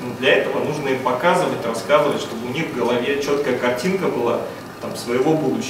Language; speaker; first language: Russian; native; Russian